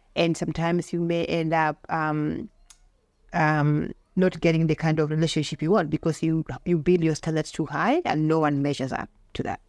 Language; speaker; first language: English; non-native, local second language; Luo (Kenya and Tanzania)